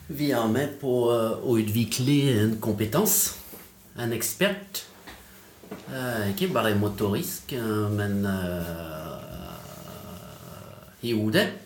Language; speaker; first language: Norwegian; non-native, fluent; French